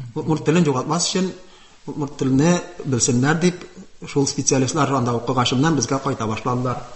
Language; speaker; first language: Tatar; non-native, local second language; Udmurt